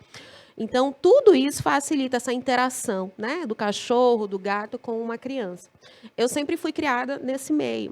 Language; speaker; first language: Portuguese; native; Portuguese